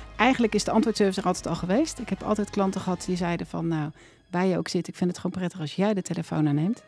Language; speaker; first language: Dutch; native; Dutch